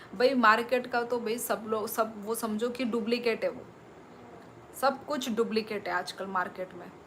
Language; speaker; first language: Hindi; non-native, local second language; Kok Borok